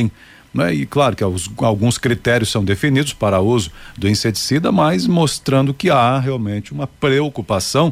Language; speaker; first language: Portuguese; native; Portuguese